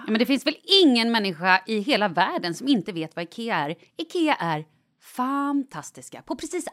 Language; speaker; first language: Swedish; native; Swedish